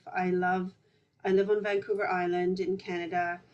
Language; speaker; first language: English; early bilingual, other home language; Polish